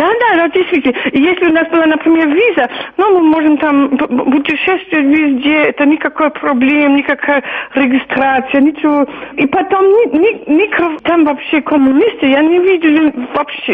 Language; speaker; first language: Russian; non-native, fluent; German